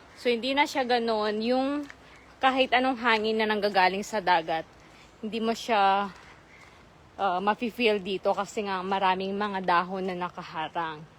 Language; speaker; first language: Filipino; non-native, local second language; Iloko